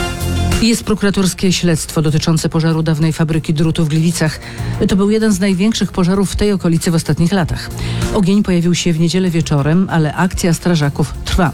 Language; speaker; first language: Polish; native; Polish